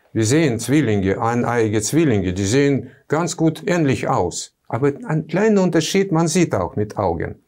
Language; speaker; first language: German; non-native, fluent; Russian